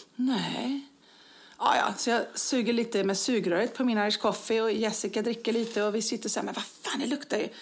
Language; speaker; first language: Swedish; native; Swedish